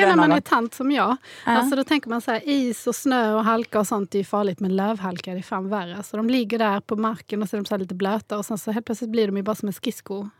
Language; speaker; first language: Swedish; native; Swedish